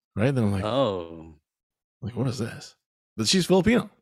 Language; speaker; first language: English; early bilingual, other home language; Filipino